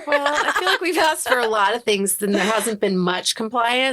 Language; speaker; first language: English; native; English